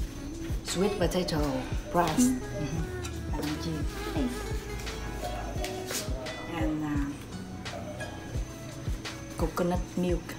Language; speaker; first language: English; non-native, learner; Vietnamese